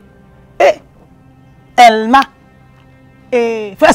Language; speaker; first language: French; non-native, local second language; Haitian Creole